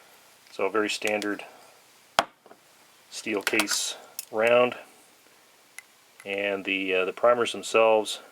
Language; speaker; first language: English; native; English